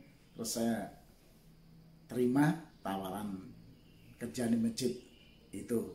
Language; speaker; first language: Indonesian; non-native, local second language; Javanese